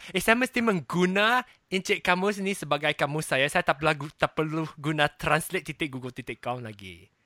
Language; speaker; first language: Malay; non-native, local second language; Chinese